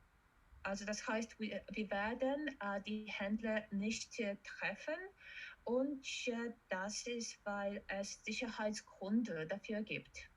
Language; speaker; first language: German; non-native, fluent; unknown